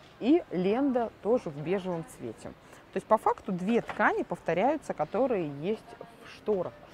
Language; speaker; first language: Russian; native; Russian